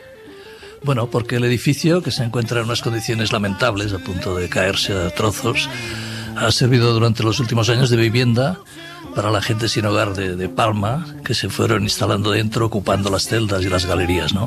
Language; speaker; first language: Spanish; native; Spanish